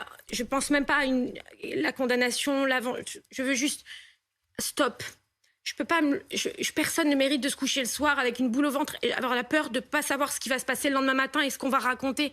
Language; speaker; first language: French; native; French